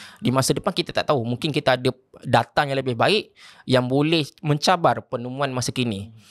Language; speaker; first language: Malay; native; Malay